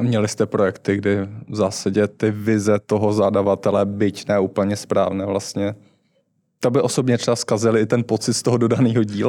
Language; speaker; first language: Czech; native; Czech